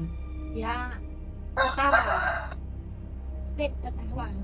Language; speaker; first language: Indonesian; non-native, local second language; Javanese